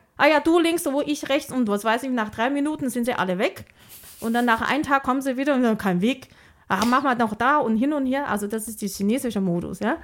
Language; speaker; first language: German; non-native, fluent; Chinese